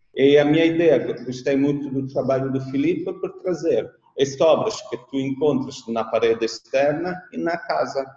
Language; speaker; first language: Portuguese; non-native, learner; Italian